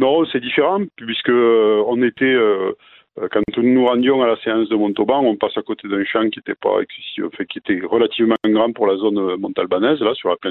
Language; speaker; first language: French; native; French